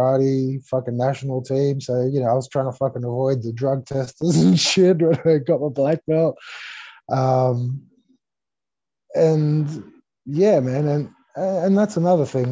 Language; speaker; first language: English; early bilingual, other home language; Greek